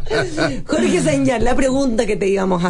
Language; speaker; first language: Spanish; native; Spanish